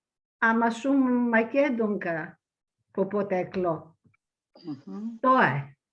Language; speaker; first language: Macedonian; early bilingual, heritage; Greek